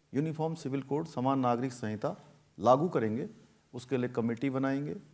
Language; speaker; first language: Hindi; native; Hindi